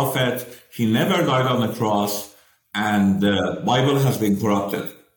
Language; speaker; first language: English; non-native, fluent; Persian